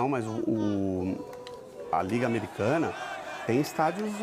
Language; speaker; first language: Portuguese; native; Portuguese